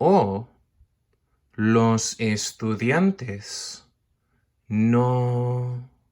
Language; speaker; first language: Spanish; non-native, fluent; English